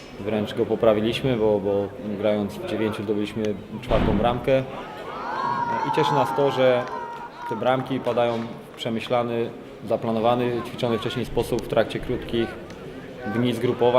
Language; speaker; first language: Polish; native; Polish